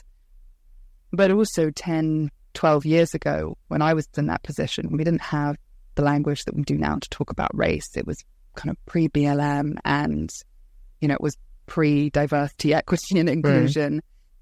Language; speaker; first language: English; native; English